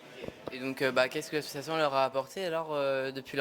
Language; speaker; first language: French; native; French